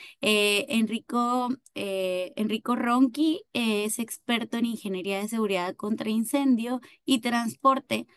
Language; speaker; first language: Spanish; native; Spanish